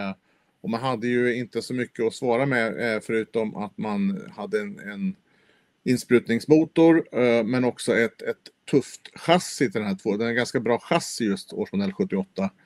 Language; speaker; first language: Swedish; native; Swedish